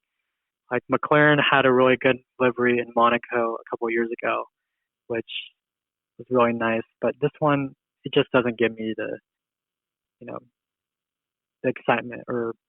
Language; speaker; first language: English; native; English